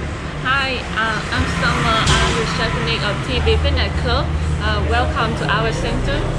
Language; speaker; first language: English; non-native, learner; Vietnamese